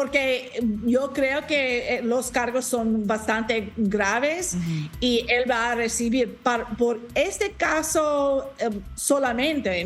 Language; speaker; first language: Spanish; non-native, learner; English